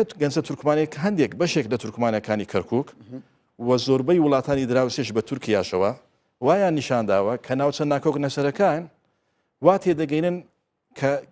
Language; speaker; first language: Central Kurdish; non-native, local second language; Turkish